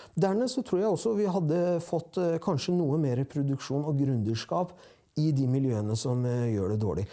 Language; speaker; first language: Norwegian; early bilingual, other home language; Persian